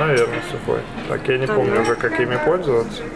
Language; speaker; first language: Russian; native; Russian